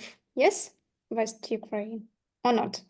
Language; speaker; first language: English; non-native, learner; Ukrainian